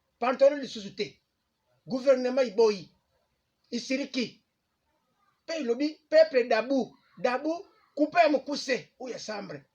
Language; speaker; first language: Lingala; non-native, local second language; Kongo